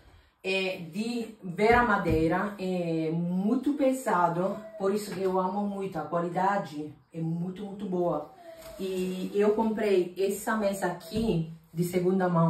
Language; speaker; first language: Portuguese; non-native, fluent; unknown